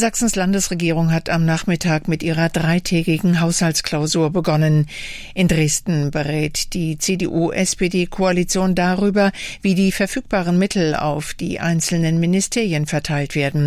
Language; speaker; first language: German; native; German